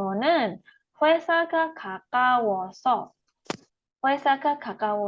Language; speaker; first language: Korean; non-native, fluent; Indonesian